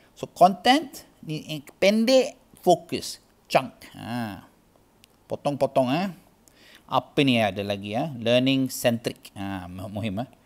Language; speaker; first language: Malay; non-native, learner; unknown